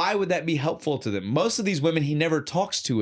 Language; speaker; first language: English; native; English